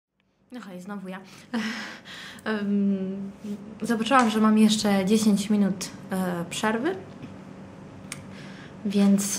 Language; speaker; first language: Polish; early bilingual, heritage; Italian